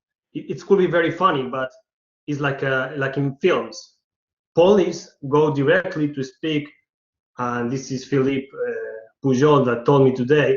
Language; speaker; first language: English; non-native, learner; Spanish